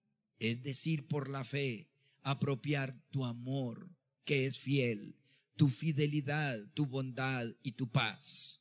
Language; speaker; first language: Spanish; native; Spanish